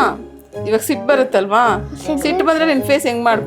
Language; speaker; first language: Kannada; native; Kannada